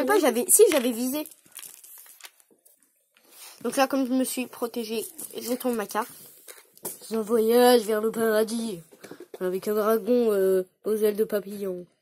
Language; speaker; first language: French; native; French